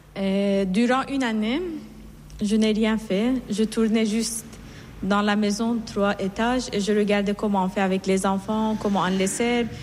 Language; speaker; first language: French; non-native, fluent; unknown